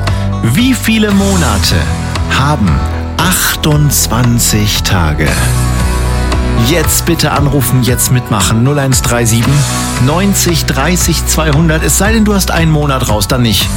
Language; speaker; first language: German; native; German